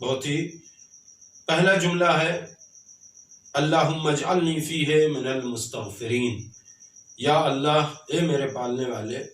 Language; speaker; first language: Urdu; native; Urdu